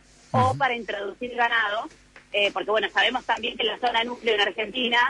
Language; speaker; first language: Spanish; native; Spanish